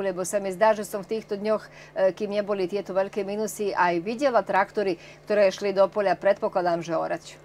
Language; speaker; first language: Slovak; native; Slovak